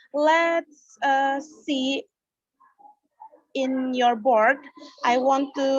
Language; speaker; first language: English; non-native, learner; Indonesian